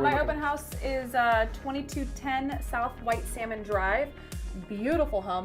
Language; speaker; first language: English; native; English